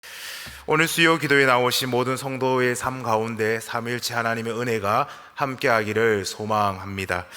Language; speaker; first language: Korean; native; Korean